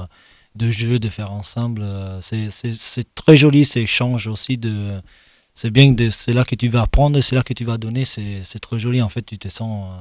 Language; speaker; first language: French; non-native, fluent; Italian